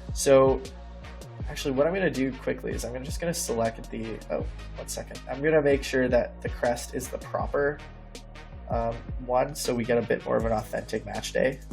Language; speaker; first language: English; native; English